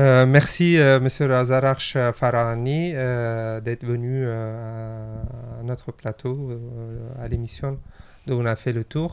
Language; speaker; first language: French; non-native, fluent; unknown